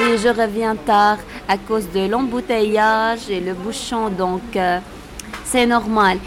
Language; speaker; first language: French; non-native, local second language; Arabic